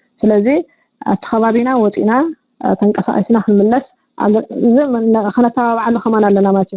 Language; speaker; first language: Tigrinya; native; Tigrinya